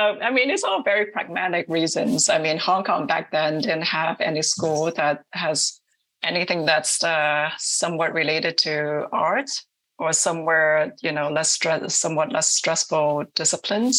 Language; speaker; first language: English; non-native, local second language; Cantonese